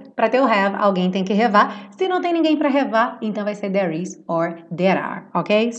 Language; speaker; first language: Portuguese; native; Portuguese